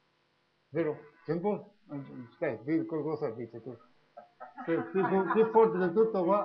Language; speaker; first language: Italian; non-native, learner; Tibetan